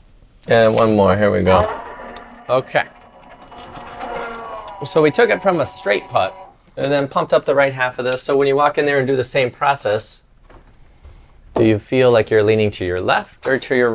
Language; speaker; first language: English; native; English